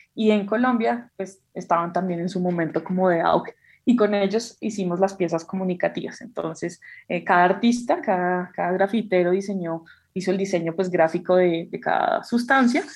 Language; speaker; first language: Spanish; native; Spanish